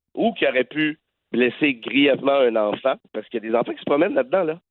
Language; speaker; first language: French; native; French